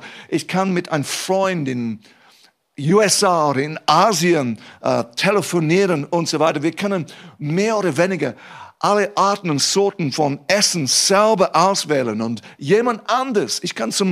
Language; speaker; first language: German; non-native, fluent; English